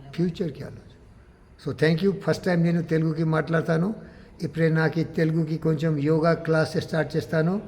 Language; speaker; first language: Telugu; non-native, learner; Hindi